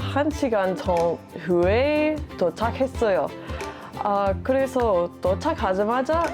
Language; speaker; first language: Korean; non-native, learner; English